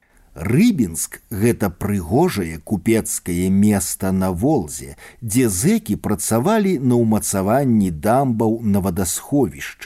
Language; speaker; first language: Belarusian; native; Belarusian